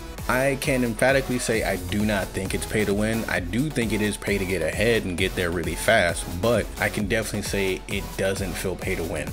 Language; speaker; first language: English; native; English